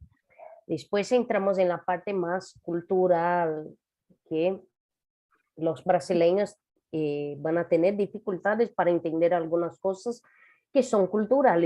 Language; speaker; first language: Spanish; non-native, fluent; Portuguese